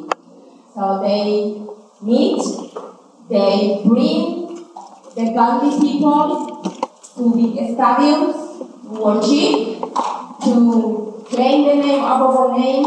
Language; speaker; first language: English; non-native, learner; Spanish